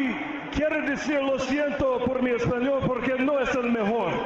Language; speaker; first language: Spanish; non-native, learner; English